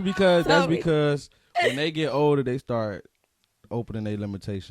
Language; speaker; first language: English; native; English